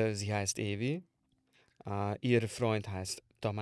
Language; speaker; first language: German; non-native, learner; Hungarian